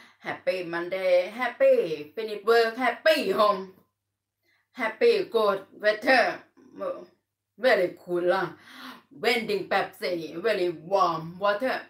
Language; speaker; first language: English; non-native, learner; Thai